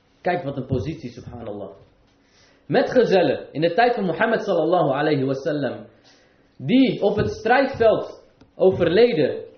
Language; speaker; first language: Dutch; early bilingual, other home language; Arabic